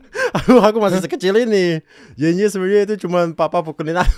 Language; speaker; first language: Indonesian; non-native, local second language; English